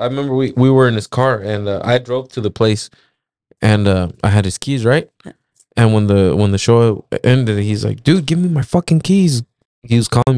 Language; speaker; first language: English; early bilingual, other home language; Spanish